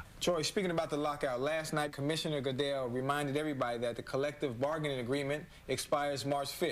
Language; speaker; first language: English; native; English